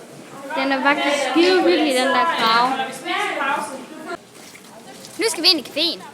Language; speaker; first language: Danish; native; Danish